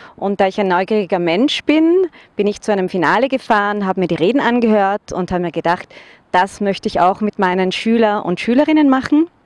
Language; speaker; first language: German; native; German